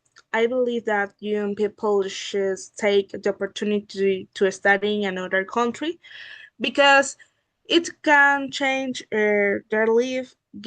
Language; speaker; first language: English; non-native, learner; Spanish